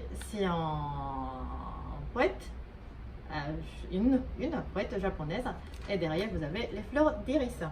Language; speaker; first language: French; non-native, fluent; Japanese